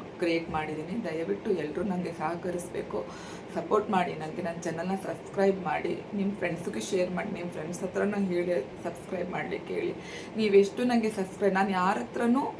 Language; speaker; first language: Kannada; non-native, local second language; Tulu